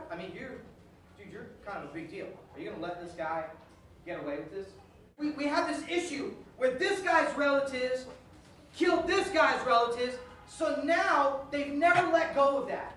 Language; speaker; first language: English; native; English